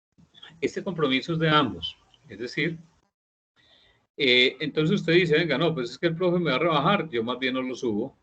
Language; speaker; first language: Spanish; native; Spanish